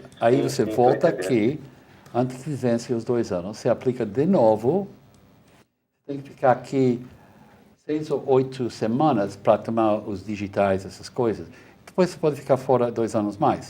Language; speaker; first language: Portuguese; non-native, fluent; Spanish